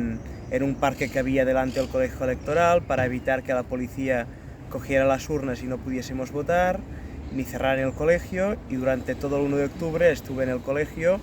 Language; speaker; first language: Spanish; non-native, local second language; Catalan